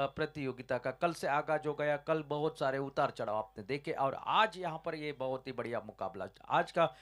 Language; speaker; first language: Hindi; non-native, local second language; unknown